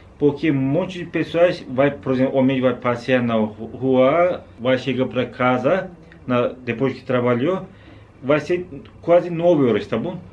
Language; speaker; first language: Portuguese; non-native, learner; Turkish